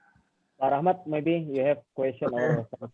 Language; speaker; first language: English; non-native, fluent; Indonesian